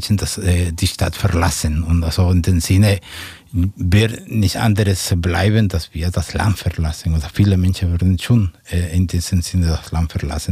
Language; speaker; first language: German; non-native, fluent; Spanish